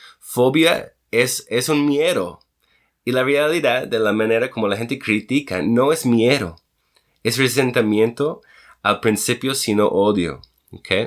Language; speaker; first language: Spanish; non-native, fluent; English